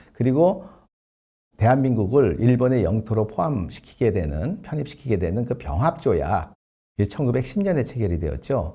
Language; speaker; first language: Korean; native; Korean